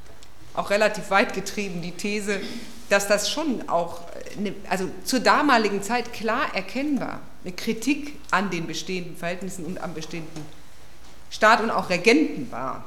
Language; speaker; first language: German; native; German